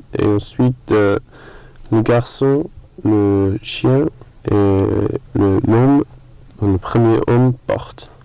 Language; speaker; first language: French; non-native, learner; English